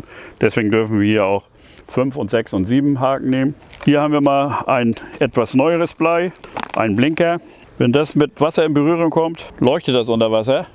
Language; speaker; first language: German; native; German